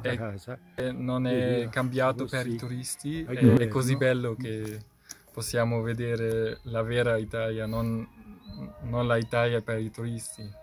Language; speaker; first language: Italian; non-native, learner; German